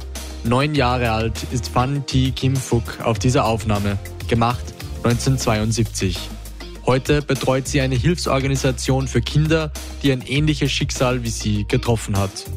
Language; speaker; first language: German; native; German